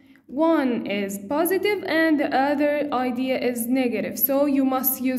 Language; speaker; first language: English; non-native, fluent; Arabic